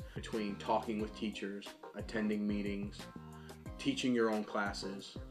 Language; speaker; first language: English; native; English